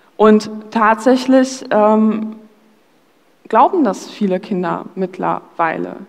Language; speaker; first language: German; early bilingual, other home language; Polish